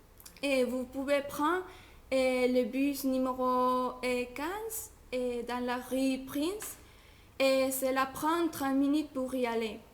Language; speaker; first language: French; non-native, learner; Spanish